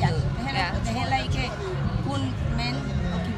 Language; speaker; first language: Danish; non-native, fluent; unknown